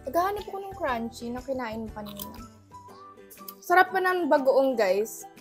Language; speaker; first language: Filipino; non-native, local second language; Cebuano